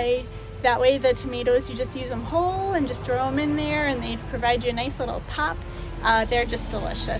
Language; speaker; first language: English; native; English